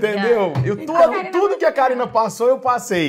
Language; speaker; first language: Portuguese; native; Portuguese